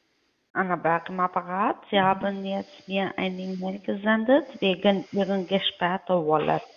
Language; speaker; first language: German; non-native, learner; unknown